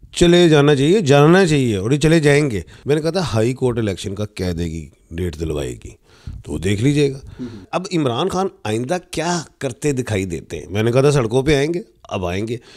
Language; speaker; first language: Urdu; non-native, local second language; Punjabi